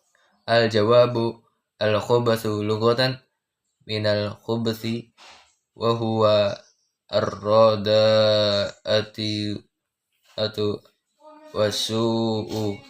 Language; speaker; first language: Arabic; non-native, learner; Indonesian